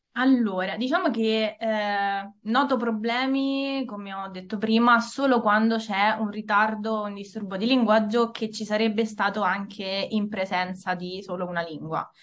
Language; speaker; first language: Italian; native; Italian